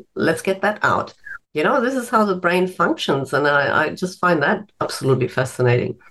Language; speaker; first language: English; non-native, fluent; German